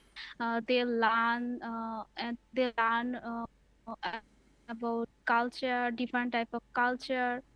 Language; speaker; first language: English; non-native, learner; Bangla